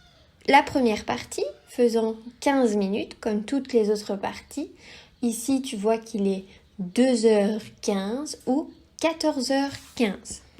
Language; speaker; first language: French; native; French